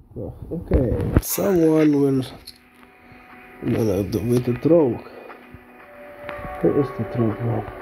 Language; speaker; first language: English; non-native, learner; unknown